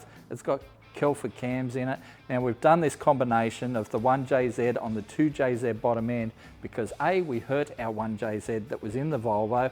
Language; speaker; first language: English; native; English